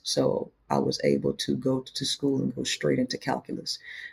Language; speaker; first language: English; native; English